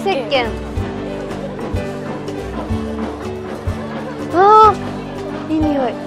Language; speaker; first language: Japanese; native; Japanese